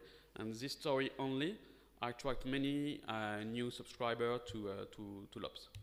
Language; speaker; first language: English; non-native, fluent; French